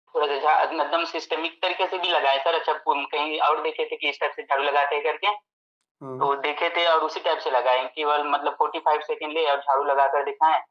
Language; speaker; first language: Hindi; native; Hindi